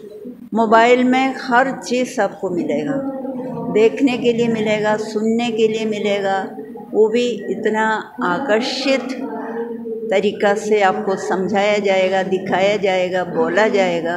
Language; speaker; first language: Hindi; non-native, local second language; Malayalam